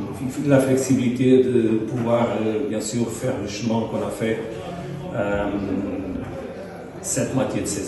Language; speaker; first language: French; non-native, fluent; Portuguese